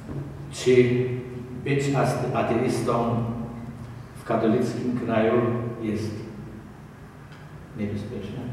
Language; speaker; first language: Polish; non-native, learner; German